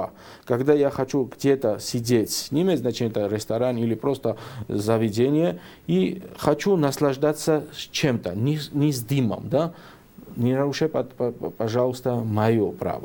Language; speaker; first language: Russian; non-native, fluent; Georgian